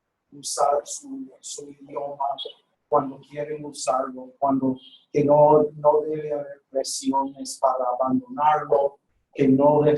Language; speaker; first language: Spanish; non-native, fluent; English